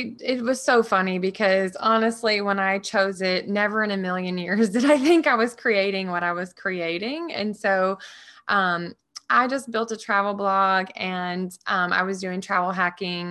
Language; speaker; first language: English; native; English